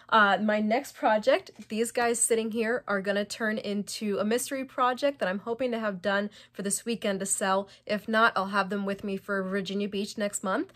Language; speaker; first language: English; native; English